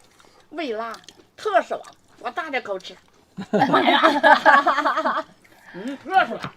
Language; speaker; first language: Chinese; native; Chinese